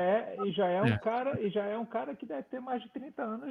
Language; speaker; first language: Portuguese; native; Portuguese